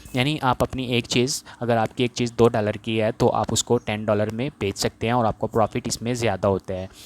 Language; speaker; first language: Urdu; non-native, local second language; Punjabi